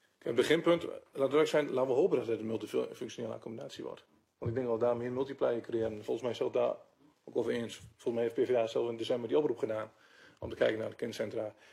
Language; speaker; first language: Dutch; native; Dutch